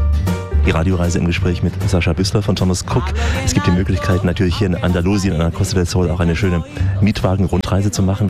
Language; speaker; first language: German; native; German